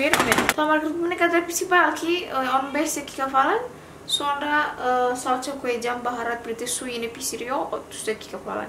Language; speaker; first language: Turkish; non-native, learner; Indonesian